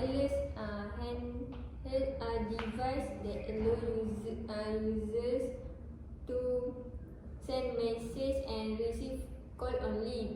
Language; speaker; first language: English; non-native, learner; Malay